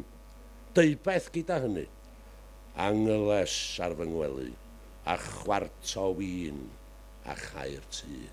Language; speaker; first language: Welsh; native; Welsh